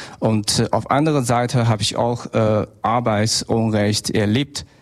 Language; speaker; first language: German; non-native, learner; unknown